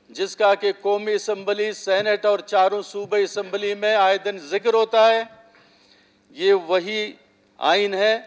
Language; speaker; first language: Urdu; non-native, local second language; Baluchi